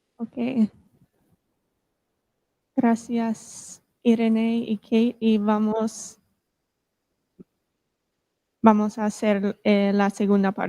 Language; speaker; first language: Spanish; non-native, fluent; English